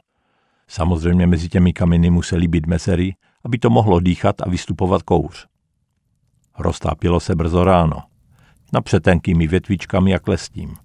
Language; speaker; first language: Czech; native; Czech